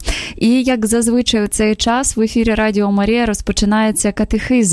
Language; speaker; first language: Ukrainian; native; Ukrainian